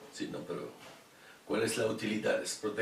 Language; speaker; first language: Spanish; non-native, fluent; French